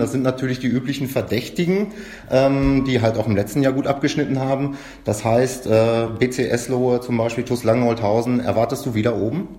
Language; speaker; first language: German; native; German